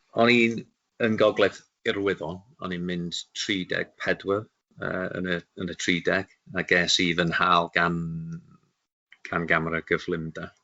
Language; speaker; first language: Welsh; non-native, local second language; English